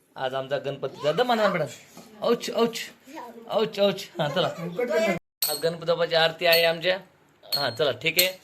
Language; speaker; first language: Marathi; non-native, local second language; Lambadi